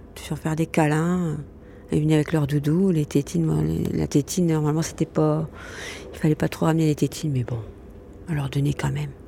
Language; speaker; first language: French; non-native, local second language; Arabic